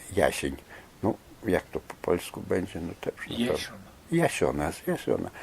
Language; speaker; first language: Polish; non-native, fluent; Belarusian